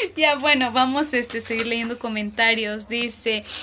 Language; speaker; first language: Spanish; native; Spanish